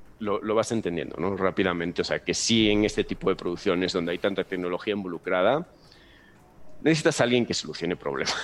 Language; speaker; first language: Spanish; native; Spanish